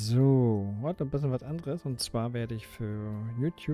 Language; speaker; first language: German; native; German